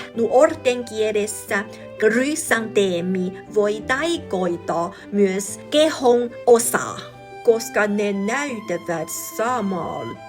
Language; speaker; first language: Finnish; non-native, learner; Chinese